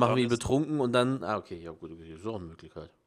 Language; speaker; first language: German; native; German